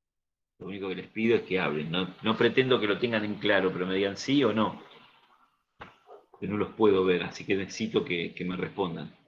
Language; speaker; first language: Spanish; native; Spanish